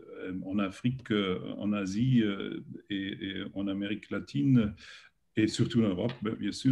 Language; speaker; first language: French; non-native, learner; German